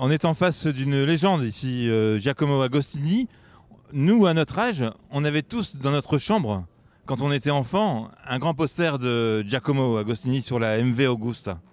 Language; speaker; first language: French; native; French